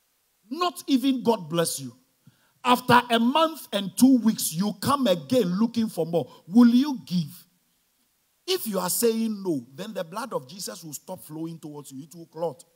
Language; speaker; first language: English; non-native, local second language; Ga